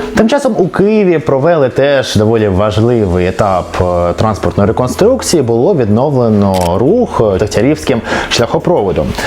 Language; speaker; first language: Ukrainian; non-native, local second language; Russian